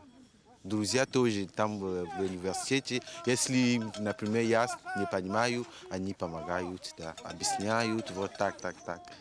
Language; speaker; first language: Russian; non-native, learner; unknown